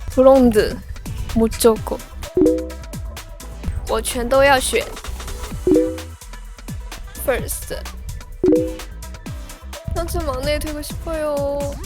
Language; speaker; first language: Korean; non-native, learner; Chinese